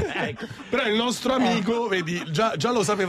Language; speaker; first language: Italian; native; Italian